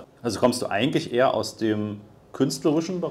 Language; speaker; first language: German; native; German